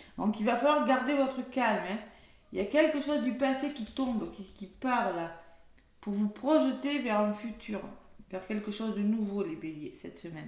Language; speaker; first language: French; native; French